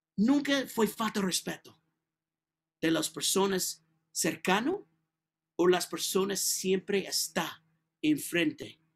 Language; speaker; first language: Spanish; non-native, learner; English